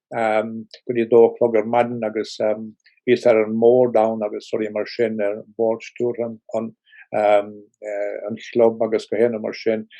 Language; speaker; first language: Irish; non-native, local second language; English